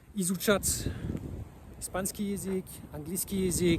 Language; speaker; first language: Russian; non-native, learner; French